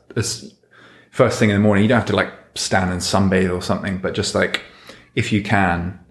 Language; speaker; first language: English; native; English